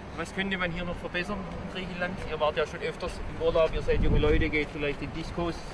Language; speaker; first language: German; native; German